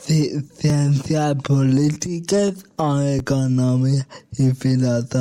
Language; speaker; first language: Catalan; non-native, local second language; Spanish